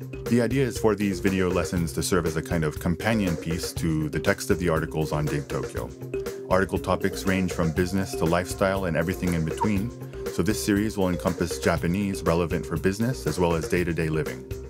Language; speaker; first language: English; native; English